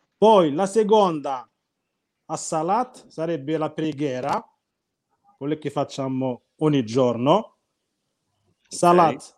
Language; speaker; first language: Italian; non-native, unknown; Arabic